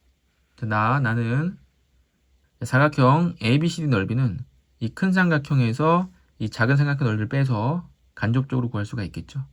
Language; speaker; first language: Korean; native; Korean